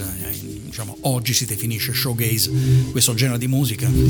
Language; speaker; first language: Italian; native; Italian